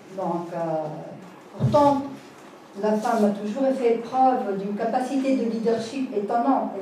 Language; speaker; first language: French; non-native, local second language; Arabic